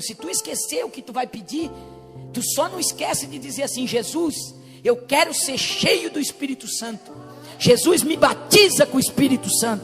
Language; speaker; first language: Portuguese; native; Portuguese